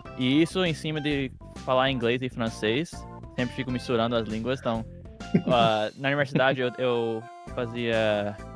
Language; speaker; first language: Portuguese; early bilingual, heritage; Portuguese